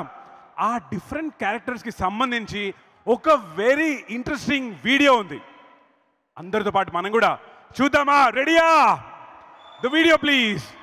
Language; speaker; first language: Telugu; native; Telugu